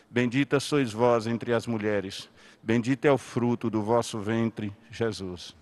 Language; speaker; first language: Portuguese; native; Portuguese